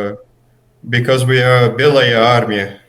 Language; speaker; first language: English; non-native, fluent; Portuguese